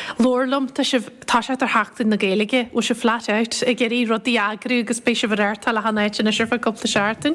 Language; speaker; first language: Irish; native; Irish